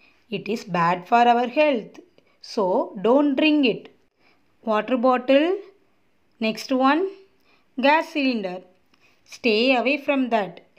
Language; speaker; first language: English; non-native, local second language; Tamil